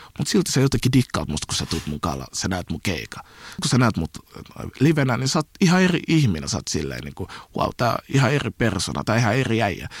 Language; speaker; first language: Finnish; early bilingual, other home language; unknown